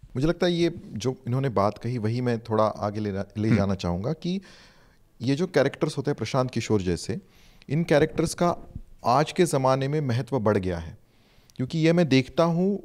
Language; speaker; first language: Hindi; non-native, local second language; Marathi